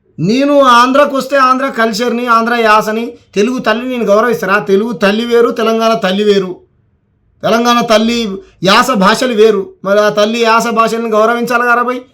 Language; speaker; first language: Telugu; native; Telugu